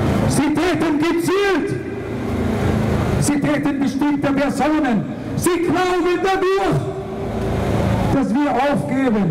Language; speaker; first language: German; non-native, learner; Arabic